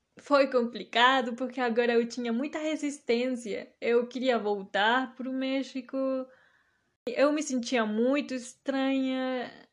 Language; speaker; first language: Portuguese; early bilingual, heritage; Portuguese